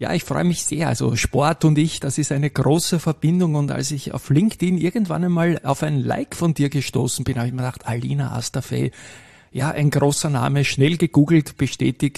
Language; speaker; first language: German; native; German